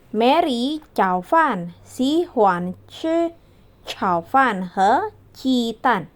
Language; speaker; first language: Chinese; non-native, fluent; Indonesian